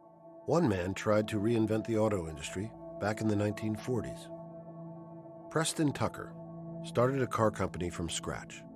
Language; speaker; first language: English; native; English